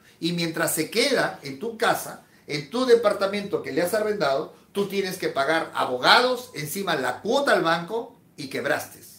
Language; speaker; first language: Spanish; native; Spanish